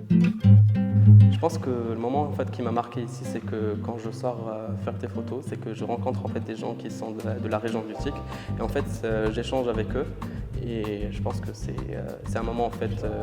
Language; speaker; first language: French; non-native, local second language; Arabic